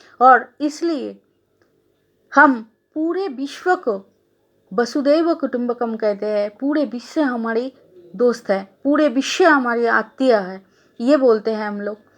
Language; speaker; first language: Hindi; non-native, local second language; Bangla